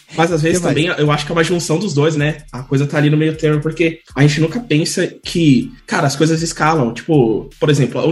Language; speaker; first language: Portuguese; native; Portuguese